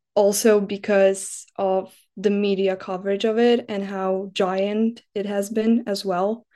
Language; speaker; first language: English; non-native, fluent; Slovak